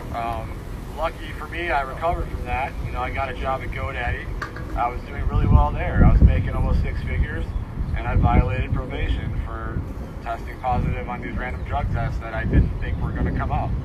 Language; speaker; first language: English; native; English